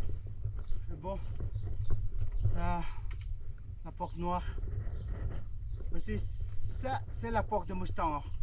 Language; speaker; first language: French; non-native, fluent; Nepali